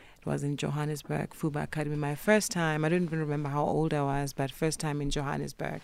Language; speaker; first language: English; non-native, local second language; Northern Sotho